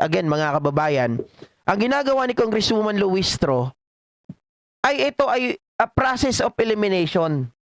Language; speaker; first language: Filipino; native; Filipino